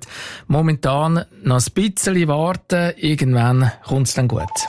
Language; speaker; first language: German; native; German